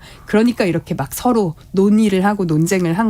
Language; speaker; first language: Korean; native; Korean